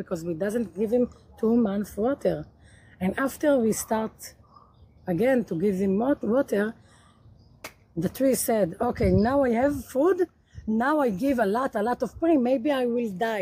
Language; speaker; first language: English; non-native, learner; Hebrew